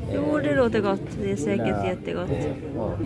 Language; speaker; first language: Swedish; non-native, learner; Japanese